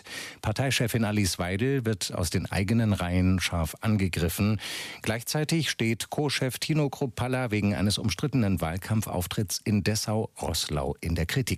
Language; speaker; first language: German; native; German